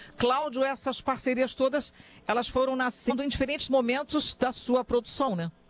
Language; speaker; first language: Portuguese; native; Portuguese